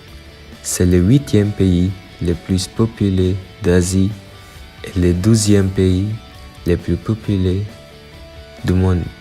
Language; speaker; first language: French; non-native, learner; Filipino